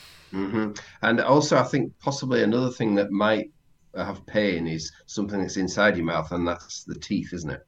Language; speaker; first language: English; native; English